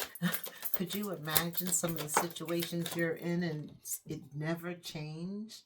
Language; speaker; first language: English; native; English